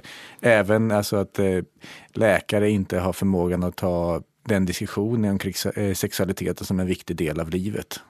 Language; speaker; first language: Swedish; native; Swedish